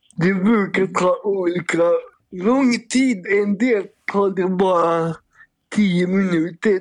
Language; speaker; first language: Swedish; native; Swedish